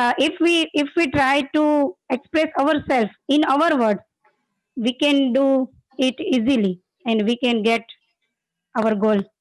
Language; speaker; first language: English; non-native, learner; Gujarati